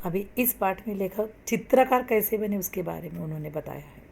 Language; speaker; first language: Hindi; non-native, local second language; Marathi